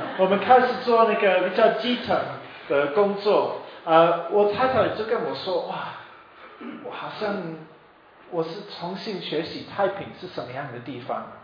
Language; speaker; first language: Chinese; non-native, fluent; English